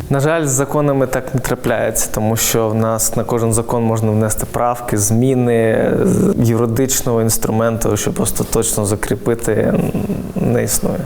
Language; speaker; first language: Ukrainian; non-native, local second language; Russian